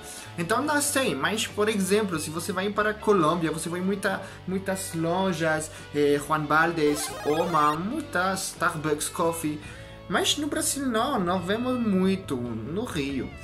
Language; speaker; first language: Portuguese; non-native, learner; French